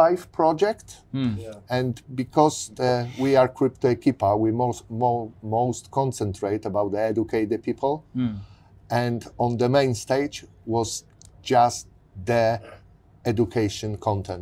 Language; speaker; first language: English; non-native, learner; Polish